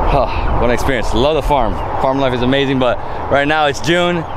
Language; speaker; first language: English; native; English